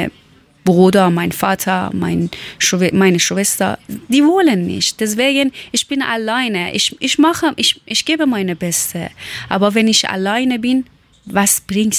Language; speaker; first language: German; non-native, learner; Persian